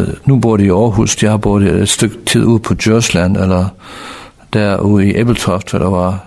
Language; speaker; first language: Danish; non-native, fluent; English